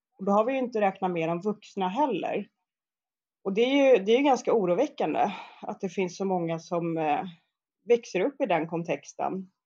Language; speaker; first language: Swedish; native; Swedish